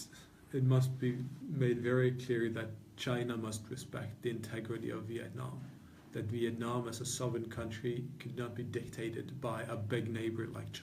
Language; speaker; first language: English; non-native, fluent; Norwegian